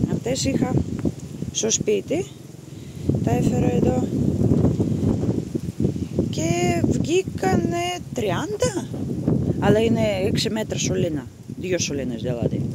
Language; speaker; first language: Greek; non-native, fluent; Russian